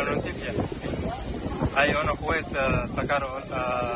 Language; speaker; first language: Spanish; non-native, learner; Arabic